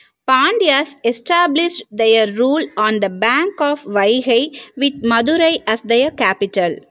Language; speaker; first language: English; non-native, local second language; Tamil